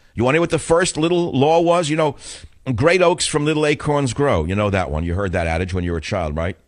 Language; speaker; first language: English; native; English